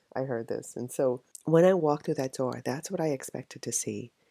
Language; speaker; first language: English; native; English